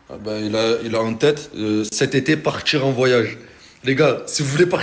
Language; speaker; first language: French; native; French